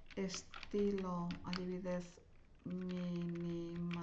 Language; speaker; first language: Spanish; non-native, local second language; Basque